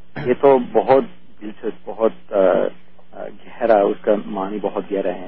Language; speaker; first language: Urdu; non-native, fluent; English